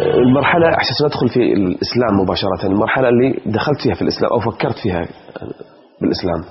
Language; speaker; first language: Arabic; native; Arabic